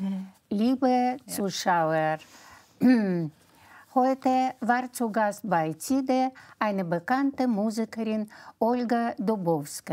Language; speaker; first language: German; non-native, fluent; Russian